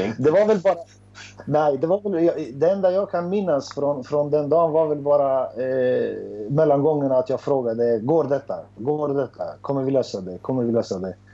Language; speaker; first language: Swedish; early bilingual, other home language; Albanian